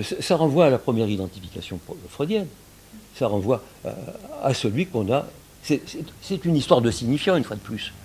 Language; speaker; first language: French; early bilingual, other home language; Yiddish